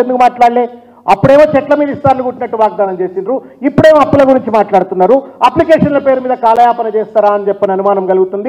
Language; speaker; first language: Telugu; native; Telugu